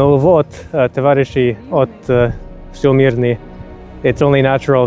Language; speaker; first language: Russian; non-native, learner; English